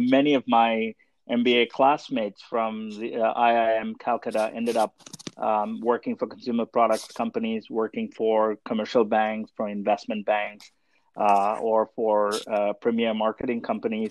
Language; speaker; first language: English; non-native, local second language; Tamil